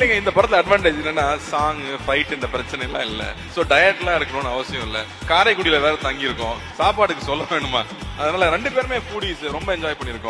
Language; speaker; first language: Tamil; native; Tamil